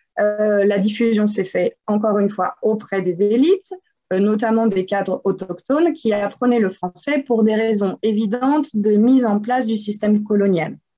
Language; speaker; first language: French; native; French